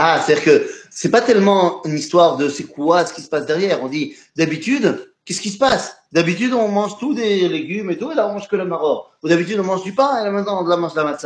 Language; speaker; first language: French; native; French